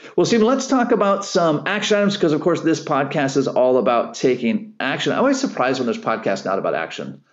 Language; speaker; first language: English; native; English